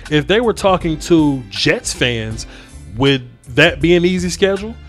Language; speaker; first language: English; native; English